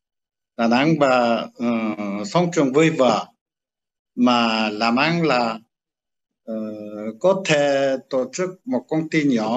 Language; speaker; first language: Vietnamese; non-native, learner; Korean